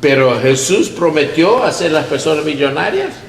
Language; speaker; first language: Spanish; non-native, learner; English